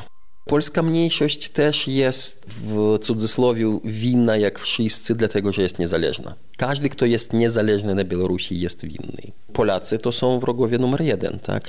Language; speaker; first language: Polish; non-native, fluent; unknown